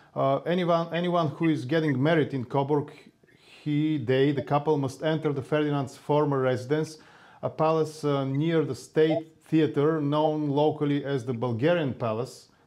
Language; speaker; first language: English; non-native, fluent; Bulgarian